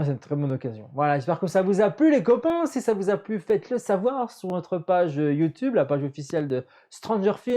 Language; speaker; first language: French; native; French